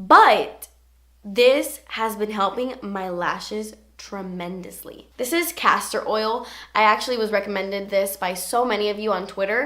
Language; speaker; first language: English; native; English